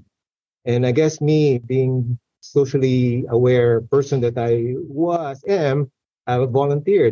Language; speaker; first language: English; non-native, local second language; Filipino